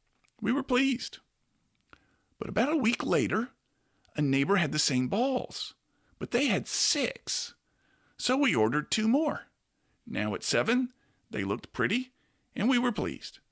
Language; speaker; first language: English; native; English